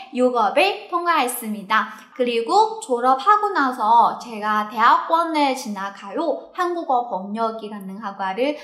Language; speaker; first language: Korean; non-native, fluent; Chinese